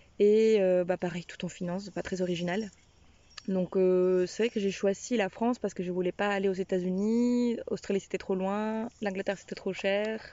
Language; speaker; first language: French; non-native, fluent; Spanish